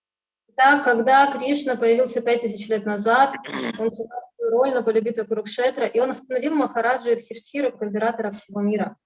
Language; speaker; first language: Russian; native; Russian